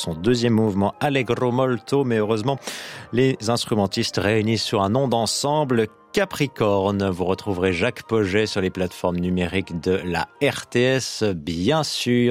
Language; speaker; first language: French; native; French